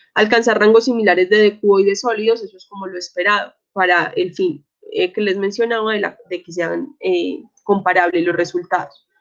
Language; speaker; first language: Spanish; native; Spanish